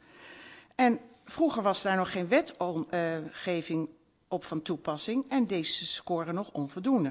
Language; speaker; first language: Dutch; native; Dutch